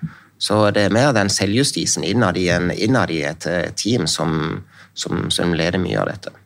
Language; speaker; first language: Norwegian; native; Norwegian